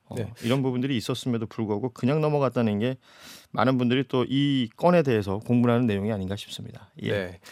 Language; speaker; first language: Korean; native; Korean